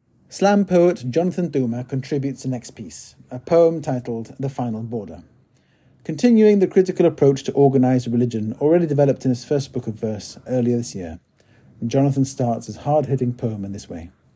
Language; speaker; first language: English; native; English